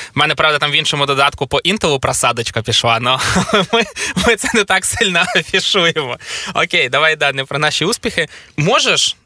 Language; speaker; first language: Ukrainian; native; Ukrainian